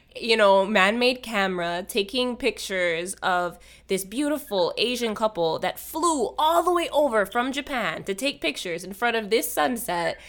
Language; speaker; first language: English; native; English